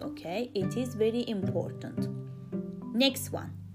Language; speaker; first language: English; non-native, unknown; Turkish